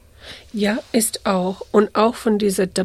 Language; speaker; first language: German; early bilingual, heritage; English